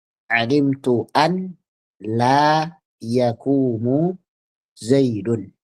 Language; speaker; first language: Arabic; non-native, fluent; Indonesian